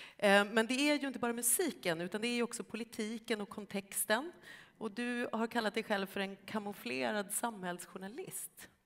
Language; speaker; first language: Swedish; native; Swedish